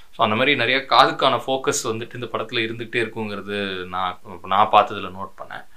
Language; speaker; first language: Tamil; native; Tamil